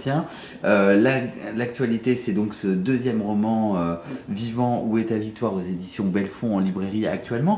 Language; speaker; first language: French; native; French